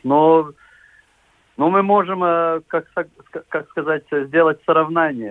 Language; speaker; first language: Russian; non-native, local second language; Latvian